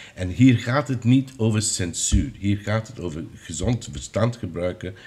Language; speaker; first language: Dutch; non-native, fluent; English